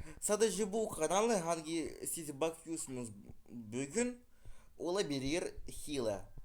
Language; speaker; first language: Turkish; non-native, learner; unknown